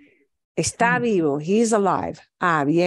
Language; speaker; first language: Spanish; non-native, fluent; English